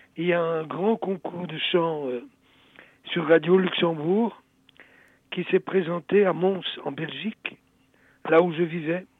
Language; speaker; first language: French; early bilingual, other home language; Italian